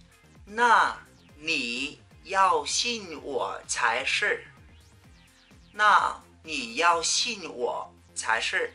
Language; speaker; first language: Chinese; non-native, fluent; Vietnamese